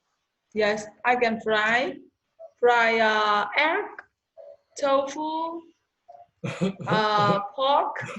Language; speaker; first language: English; non-native, learner; Vietnamese